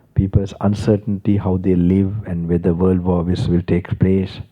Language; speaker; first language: English; non-native, local second language; Sinhala